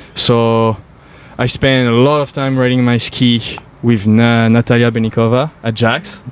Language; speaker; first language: English; non-native, fluent; French